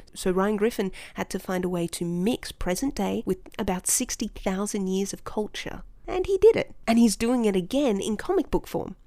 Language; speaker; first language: English; native; English